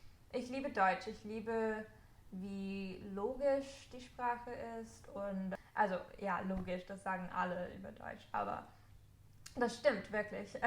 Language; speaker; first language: German; non-native, fluent; English